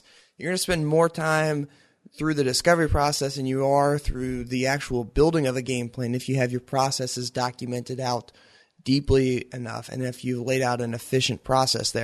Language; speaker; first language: English; native; English